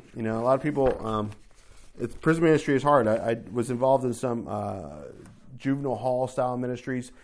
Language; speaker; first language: English; native; English